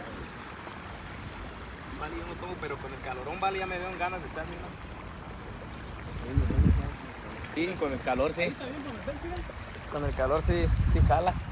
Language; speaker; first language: Spanish; native; Spanish